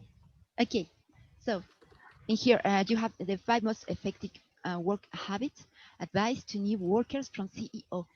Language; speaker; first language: English; non-native, fluent; Spanish